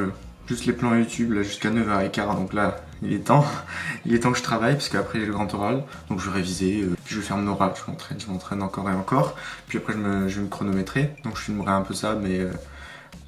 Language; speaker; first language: French; native; French